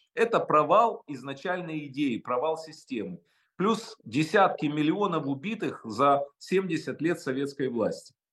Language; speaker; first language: Russian; native; Russian